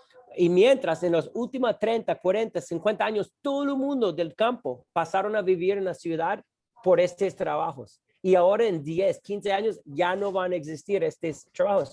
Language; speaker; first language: Spanish; non-native, fluent; English